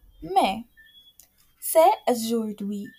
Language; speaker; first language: French; non-native, learner; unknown